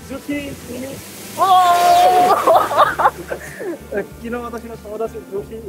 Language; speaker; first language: Japanese; non-native, learner; Bangla